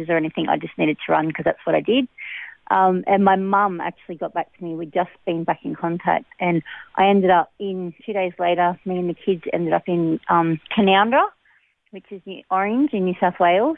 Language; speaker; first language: English; native; English